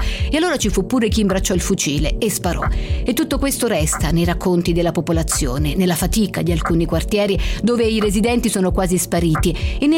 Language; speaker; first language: Italian; native; Italian